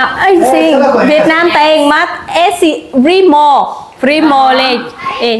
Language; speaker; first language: Portuguese; non-native, learner; Vietnamese